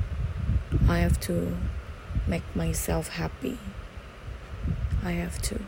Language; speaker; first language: English; non-native, fluent; Indonesian